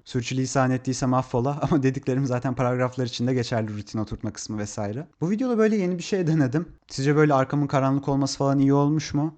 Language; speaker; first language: Turkish; native; Turkish